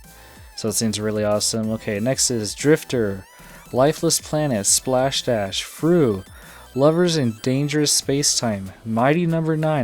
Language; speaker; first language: English; native; English